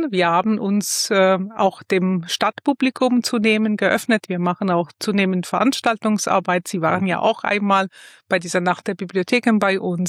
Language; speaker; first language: German; non-native, fluent; Italian